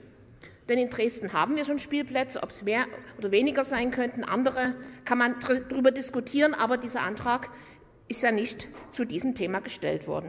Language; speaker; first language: German; native; German